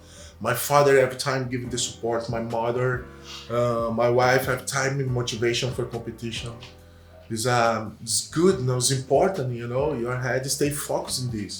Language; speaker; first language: English; non-native, learner; Portuguese